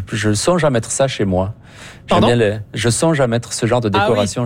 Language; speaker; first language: French; native; French